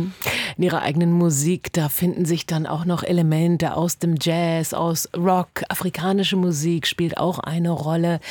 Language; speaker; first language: German; native; German